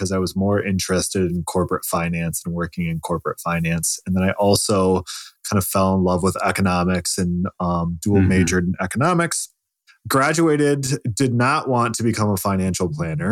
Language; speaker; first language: English; native; English